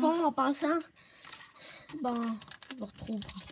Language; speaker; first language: French; native; French